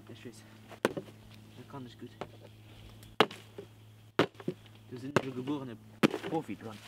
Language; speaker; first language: German; non-native, local second language; Luxembourgish